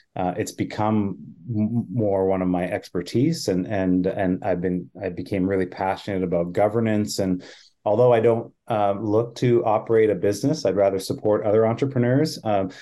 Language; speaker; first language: English; native; English